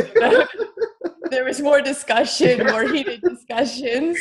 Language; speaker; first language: English; native; English